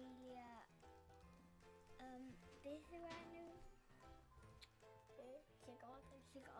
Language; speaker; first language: Welsh; non-native, local second language; English